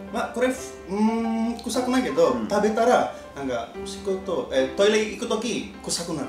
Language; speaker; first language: Japanese; non-native, learner; Indonesian